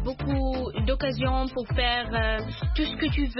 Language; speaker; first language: French; non-native, learner; Arabic